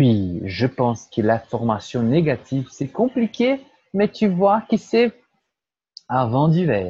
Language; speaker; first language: French; non-native, fluent; Portuguese